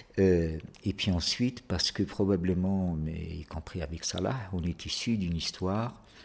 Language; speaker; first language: French; non-native, local second language; Arabic